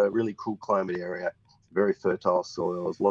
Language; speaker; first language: English; native; English